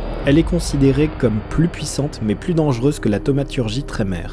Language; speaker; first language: French; native; French